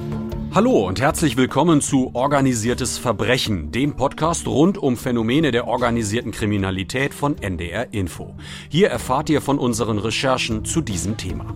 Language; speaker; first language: German; native; German